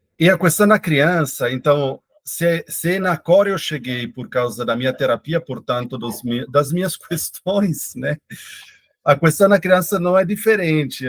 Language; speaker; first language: Portuguese; non-native, fluent; Italian